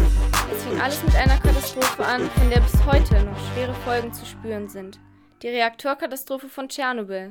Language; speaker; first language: German; native; German